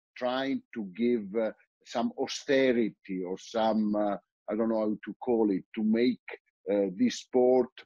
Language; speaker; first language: English; non-native, fluent; Italian